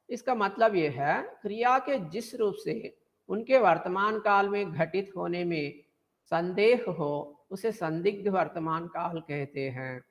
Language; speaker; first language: Hindi; non-native, local second language; Telugu